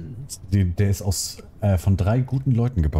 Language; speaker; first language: German; native; German